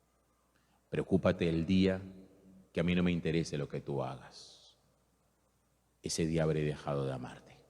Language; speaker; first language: Spanish; native; Spanish